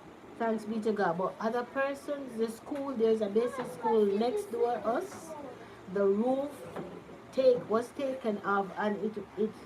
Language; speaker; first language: English; non-native, local second language; Jamaican Creole English